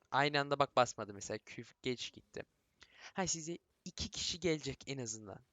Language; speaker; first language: Turkish; early bilingual, heritage; Turkish